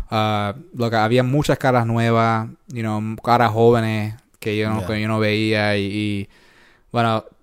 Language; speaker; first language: Spanish; native; Spanish